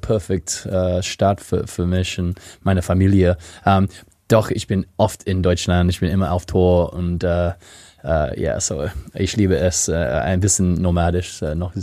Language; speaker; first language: German; non-native, fluent; English